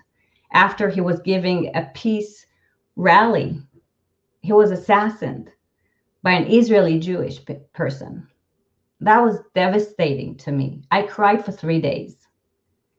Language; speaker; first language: English; non-native, fluent; Hebrew